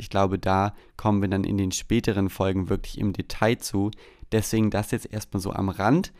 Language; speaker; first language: German; native; German